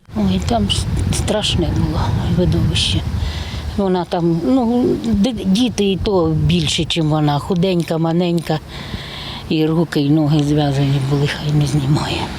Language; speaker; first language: Ukrainian; native; Ukrainian